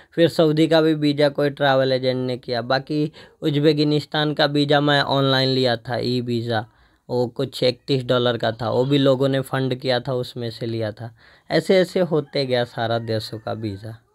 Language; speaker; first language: Hindi; native; Hindi